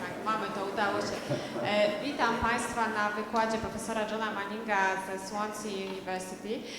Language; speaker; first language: Polish; native; Polish